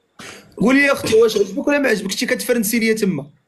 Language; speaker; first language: Arabic; native; Arabic